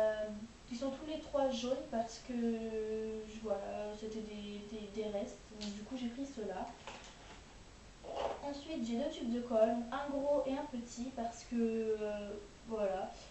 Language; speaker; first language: French; native; French